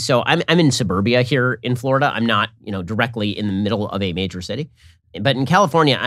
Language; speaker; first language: English; native; English